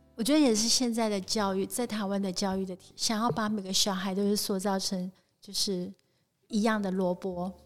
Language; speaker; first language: Chinese; native; Chinese